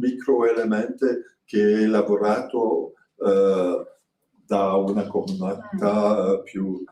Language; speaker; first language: Italian; non-native, fluent; French